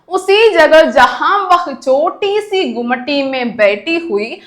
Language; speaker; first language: Hindi; non-native, local second language; Malayalam